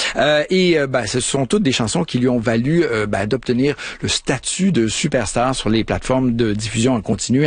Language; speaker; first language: French; native; French